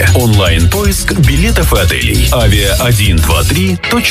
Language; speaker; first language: Russian; native; Russian